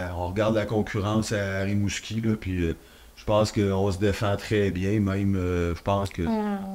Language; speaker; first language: French; native; French